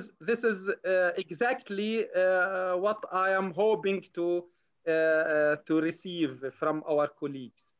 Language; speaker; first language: English; non-native, learner; Arabic